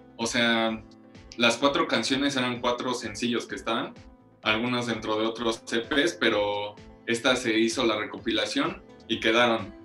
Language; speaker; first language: Spanish; native; Spanish